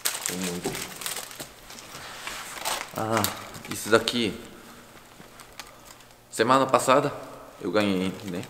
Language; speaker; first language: Portuguese; non-native, learner; Korean